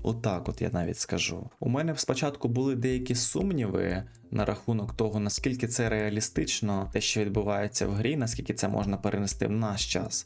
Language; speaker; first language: Ukrainian; native; Ukrainian